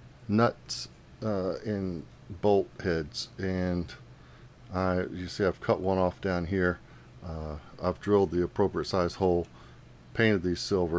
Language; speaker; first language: English; native; English